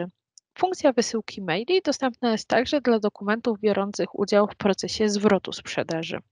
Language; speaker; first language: Polish; native; Polish